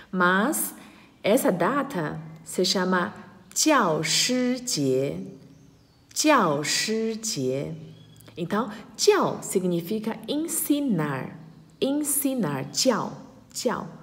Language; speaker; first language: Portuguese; non-native, fluent; Chinese